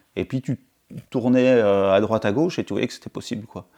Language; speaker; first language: French; native; French